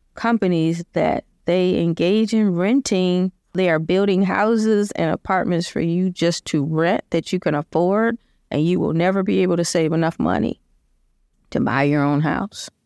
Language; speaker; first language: English; native; English